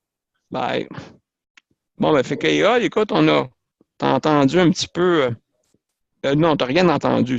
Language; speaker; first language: French; native; French